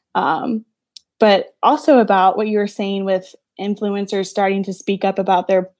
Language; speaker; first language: English; native; English